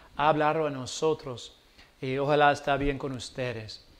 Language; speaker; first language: Spanish; non-native, learner; English